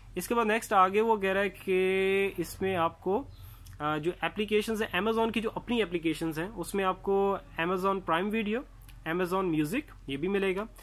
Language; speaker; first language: Hindi; native; Hindi